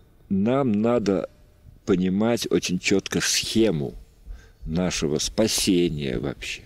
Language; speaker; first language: Russian; native; Russian